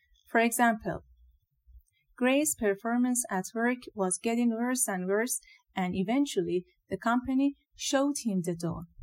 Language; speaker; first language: English; non-native, fluent; Persian